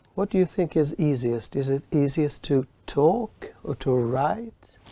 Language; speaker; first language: English; non-native, fluent; Swedish